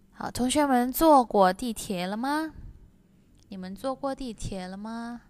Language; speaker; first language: Chinese; non-native, fluent; Indonesian